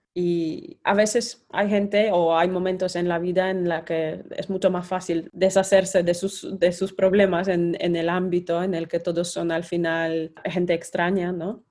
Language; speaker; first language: Spanish; non-native, fluent; Polish